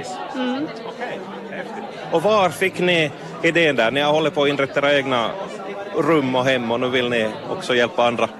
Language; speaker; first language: Swedish; native; Swedish